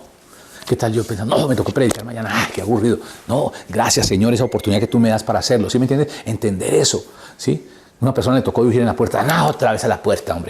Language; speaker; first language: Spanish; native; Spanish